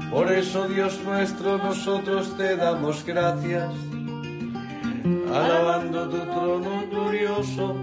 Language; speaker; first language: Spanish; native; Spanish